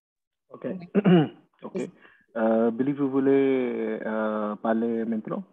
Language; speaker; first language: French; non-native, learner; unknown